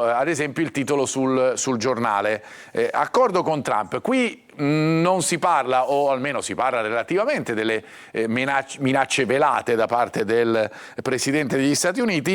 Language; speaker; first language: Italian; native; Italian